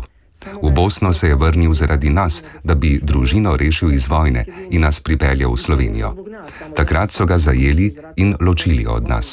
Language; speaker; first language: Slovenian; early bilingual, other home language; Bosnian